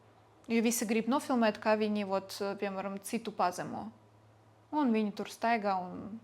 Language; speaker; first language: Latvian; non-native, local second language; Russian